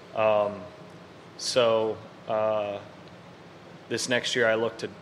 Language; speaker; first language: English; native; English